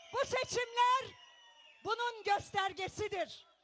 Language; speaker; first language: Turkish; native; Turkish